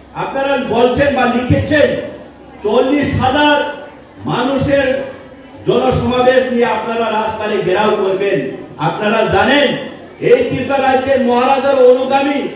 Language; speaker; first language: Bangla; non-native, local second language; Kok Borok